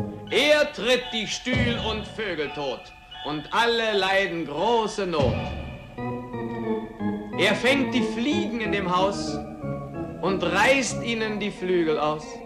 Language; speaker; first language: German; native; German